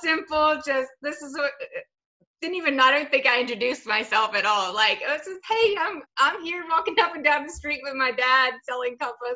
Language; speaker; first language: English; native; English